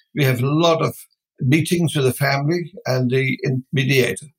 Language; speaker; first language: English; non-native, fluent; Dutch